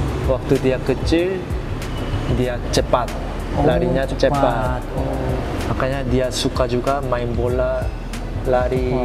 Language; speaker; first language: Indonesian; non-native, fluent; Korean